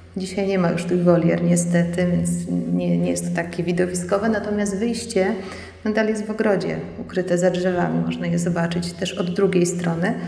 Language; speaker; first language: Polish; native; Polish